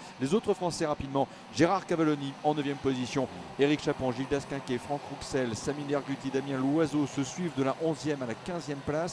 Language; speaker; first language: French; native; French